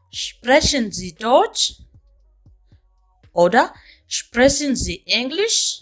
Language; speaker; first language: German; non-native, fluent; Amharic